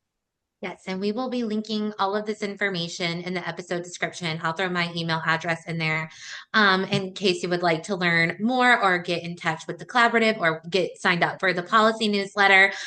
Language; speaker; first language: English; native; English